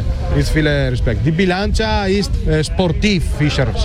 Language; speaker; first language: German; non-native, learner; Italian